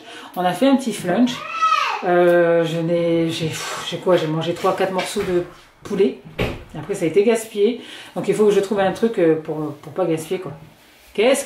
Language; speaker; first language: French; native; French